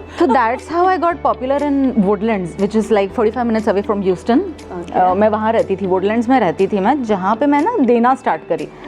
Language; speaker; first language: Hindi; native; Hindi